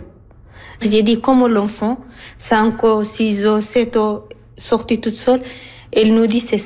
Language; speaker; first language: French; non-native, learner; Arabic